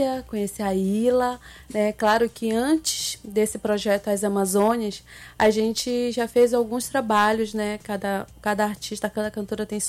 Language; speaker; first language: Portuguese; non-native, local second language; Ticuna